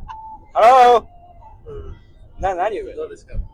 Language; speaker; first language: Japanese; non-native, learner; Nepali